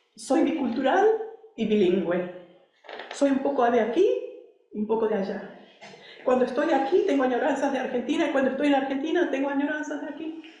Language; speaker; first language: Spanish; early bilingual, other home language; English